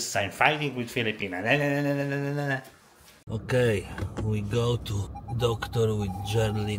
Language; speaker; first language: English; non-native, learner; Polish